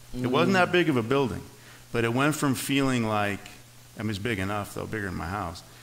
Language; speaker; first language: English; native; English